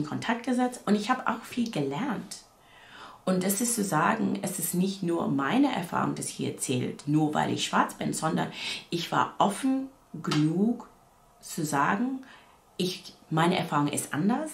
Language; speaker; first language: German; non-native, fluent; English